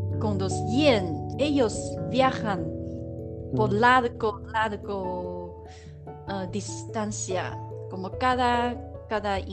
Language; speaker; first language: Spanish; non-native, learner; Chinese